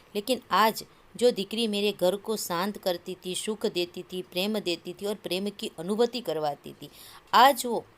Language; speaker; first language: Hindi; non-native, local second language; Gujarati